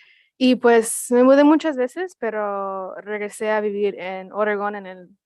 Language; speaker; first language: Spanish; early bilingual, heritage; Spanish